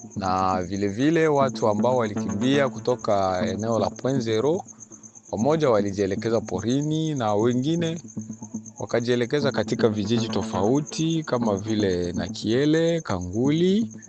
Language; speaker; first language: Swahili; native; Swahili